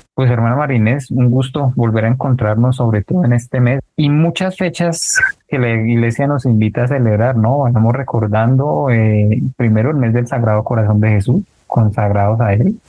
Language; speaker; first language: Spanish; native; Spanish